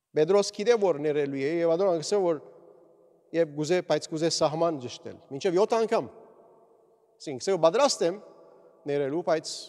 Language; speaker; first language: Armenian; early bilingual, heritage; Armenian